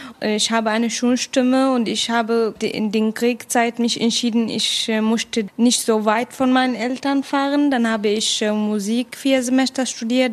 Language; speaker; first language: German; non-native, fluent; Arabic